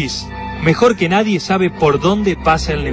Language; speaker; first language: Spanish; native; Spanish